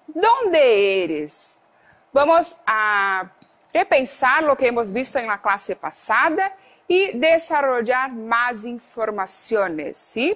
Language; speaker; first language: Spanish; non-native, fluent; Portuguese